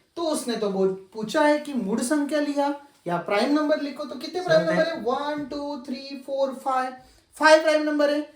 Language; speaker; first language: Hindi; non-native, local second language; Marathi